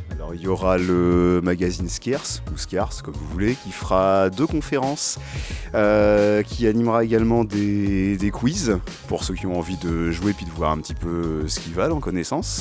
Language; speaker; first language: French; native; French